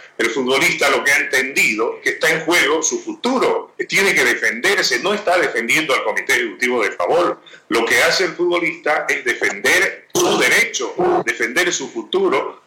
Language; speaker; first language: Spanish; native; Spanish